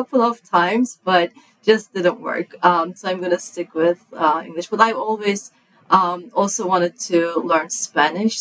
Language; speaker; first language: English; non-native, fluent; Turkish